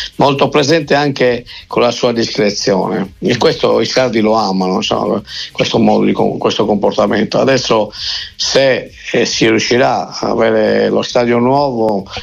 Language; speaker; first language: Italian; native; Italian